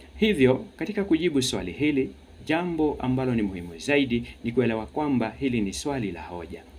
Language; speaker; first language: Swahili; non-native, local second language; Kikuyu